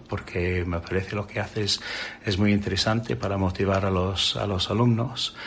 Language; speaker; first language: Spanish; non-native, fluent; English